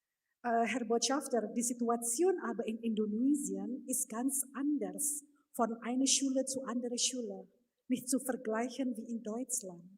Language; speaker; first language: German; non-native, fluent; Indonesian